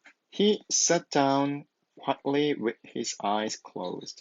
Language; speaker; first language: English; non-native, fluent; Korean